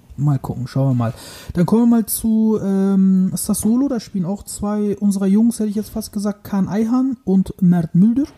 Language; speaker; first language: German; early bilingual, other home language; Turkish